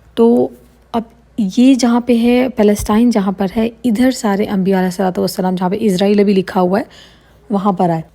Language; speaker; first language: Urdu; native; Urdu